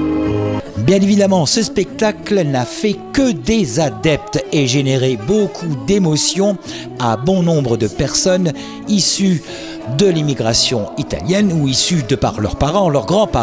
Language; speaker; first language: French; native; French